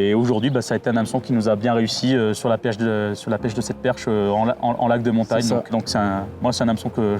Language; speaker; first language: French; native; French